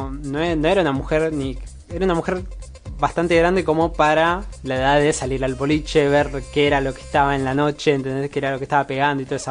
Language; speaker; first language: Spanish; native; Spanish